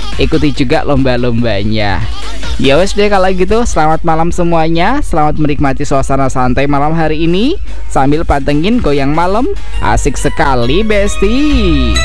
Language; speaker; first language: Indonesian; native; Indonesian